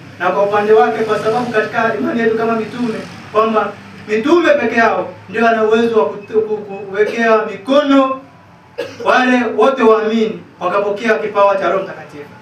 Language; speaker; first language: Swahili; native; Swahili